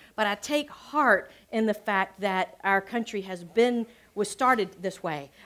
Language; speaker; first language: English; native; English